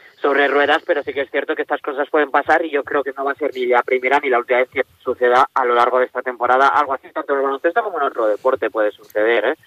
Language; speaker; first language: Spanish; native; Spanish